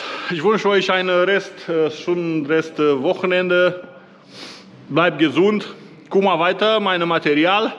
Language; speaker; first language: German; non-native, learner; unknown